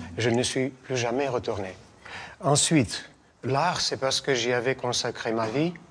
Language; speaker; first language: French; non-native, fluent; Russian